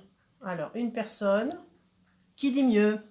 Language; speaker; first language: French; native; French